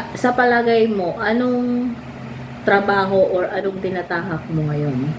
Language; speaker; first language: Filipino; native; Filipino